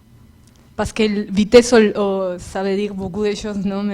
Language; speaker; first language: French; non-native, fluent; Spanish